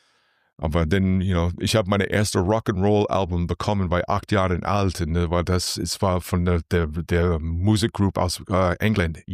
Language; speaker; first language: German; non-native, learner; English